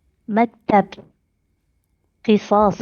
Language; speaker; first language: Arabic; non-native, learner; Indonesian